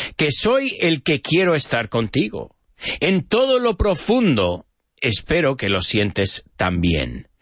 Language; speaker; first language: Spanish; non-native, fluent; English